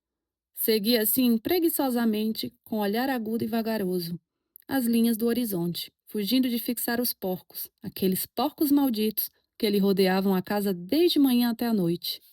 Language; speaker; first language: Portuguese; native; Portuguese